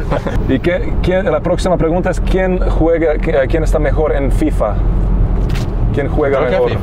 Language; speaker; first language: Spanish; non-native, learner; German